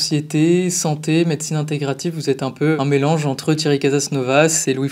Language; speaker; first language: French; native; French